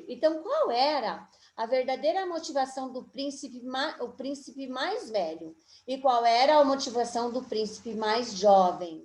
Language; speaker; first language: Portuguese; native; Portuguese